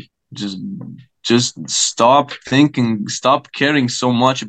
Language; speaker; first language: English; non-native, fluent; Romanian